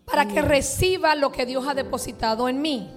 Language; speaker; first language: Spanish; early bilingual, heritage; Spanish